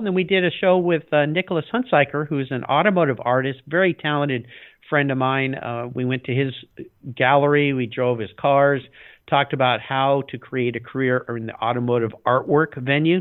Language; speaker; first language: English; native; English